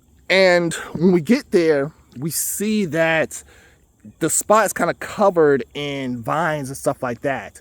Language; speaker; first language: English; native; English